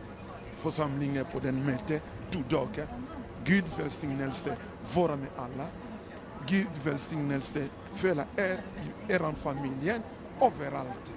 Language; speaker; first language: Swedish; non-native, learner; Lingala